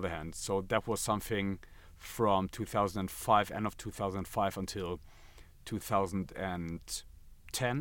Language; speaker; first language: English; non-native, fluent; German